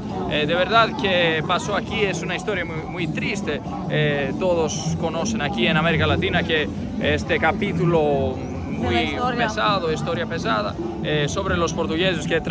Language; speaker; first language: Spanish; non-native, fluent; Portuguese